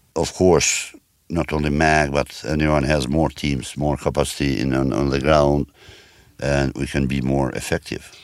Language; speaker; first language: English; non-native, learner; Albanian